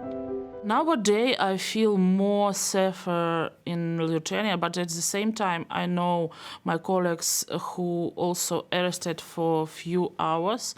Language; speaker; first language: English; non-native, learner; Belarusian